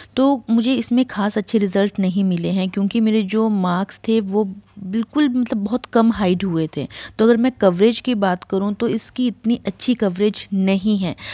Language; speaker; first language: Hindi; native; Hindi